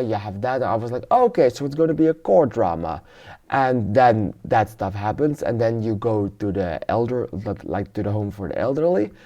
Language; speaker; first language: English; non-native, fluent; Dutch